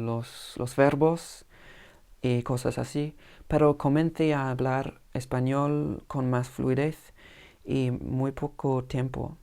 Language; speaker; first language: Spanish; non-native, fluent; English